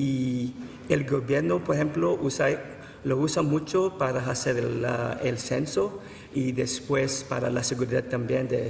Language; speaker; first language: Spanish; non-native, fluent; Filipino